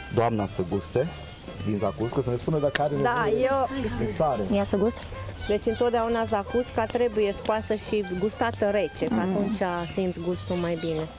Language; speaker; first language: Romanian; native; Romanian